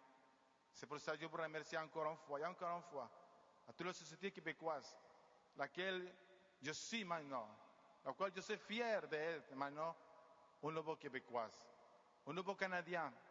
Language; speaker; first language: French; non-native, learner; Spanish